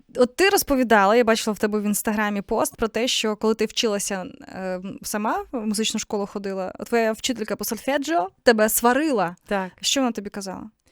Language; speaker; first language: Ukrainian; native; Ukrainian